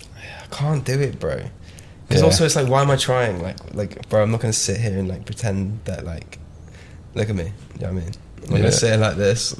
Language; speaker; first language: English; native; English